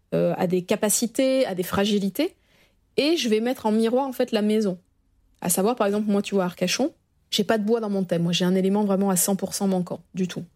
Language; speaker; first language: French; native; French